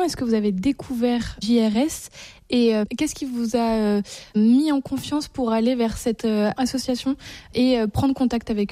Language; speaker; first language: French; native; French